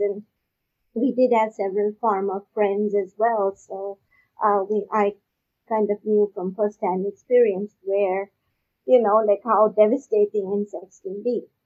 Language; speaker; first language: English; non-native, local second language; Urdu